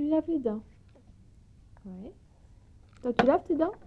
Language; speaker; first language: French; native; French